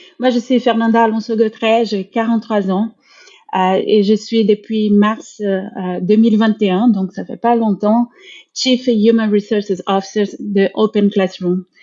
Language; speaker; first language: French; non-native, fluent; Portuguese